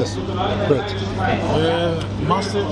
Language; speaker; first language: English; non-native, fluent; Swedish